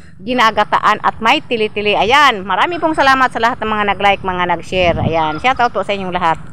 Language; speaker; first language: Filipino; non-native, local second language; Bikol